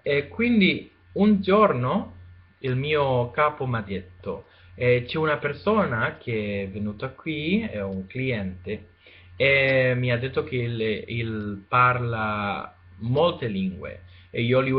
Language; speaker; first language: Italian; non-native, learner; Spanish